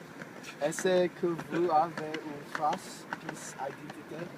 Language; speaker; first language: French; non-native, learner; English